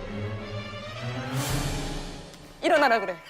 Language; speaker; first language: Korean; native; Korean